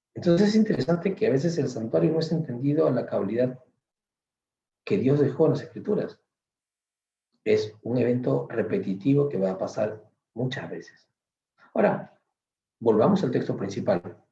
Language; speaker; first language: Spanish; native; Spanish